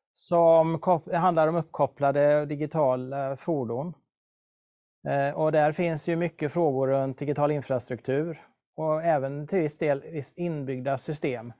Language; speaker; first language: Swedish; native; Swedish